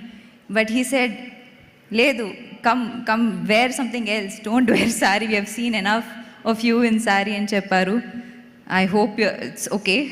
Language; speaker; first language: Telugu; non-native, local second language; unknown